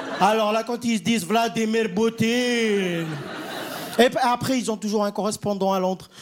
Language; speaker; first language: French; non-native, local second language; Kabyle